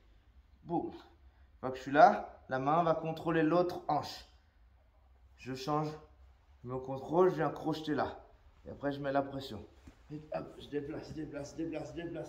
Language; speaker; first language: French; native; French